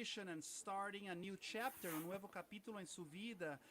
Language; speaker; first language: Spanish; non-native, fluent; Portuguese